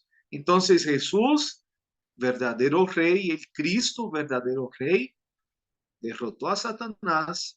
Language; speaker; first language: Portuguese; non-native, learner; Spanish